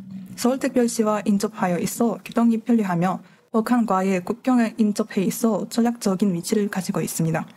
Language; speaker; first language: Korean; non-native, fluent; Kazakh